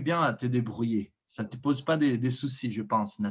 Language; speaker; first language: French; non-native, fluent; Portuguese